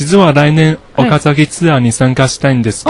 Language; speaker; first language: Japanese; non-native, learner; Chinese